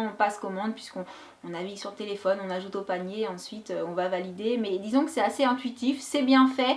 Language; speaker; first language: French; native; French